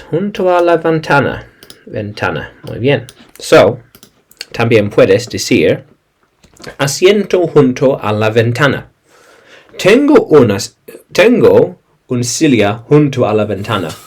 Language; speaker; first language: Spanish; non-native, learner; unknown